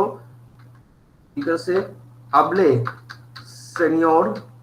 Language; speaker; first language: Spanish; non-native, fluent; Bangla